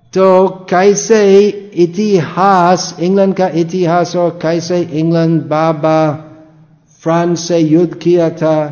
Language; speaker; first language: Hindi; non-native, fluent; English